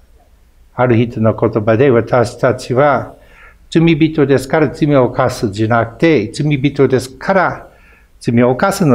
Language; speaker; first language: Japanese; non-native, fluent; English